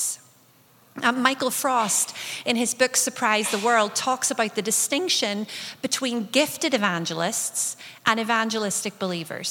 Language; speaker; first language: English; native; English